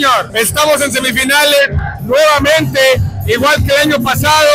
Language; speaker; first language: Spanish; native; Spanish